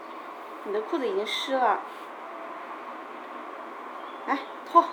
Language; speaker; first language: Chinese; native; Chinese